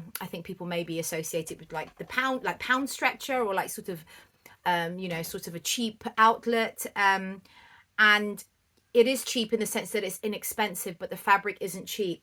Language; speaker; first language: English; native; English